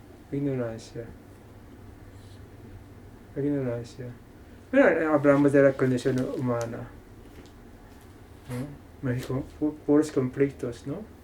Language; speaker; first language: Spanish; non-native, fluent; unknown